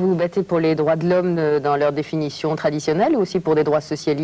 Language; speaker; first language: French; native; French